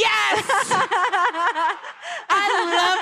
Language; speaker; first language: English; non-native, learner; Japanese